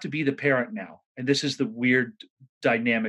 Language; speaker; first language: English; native; English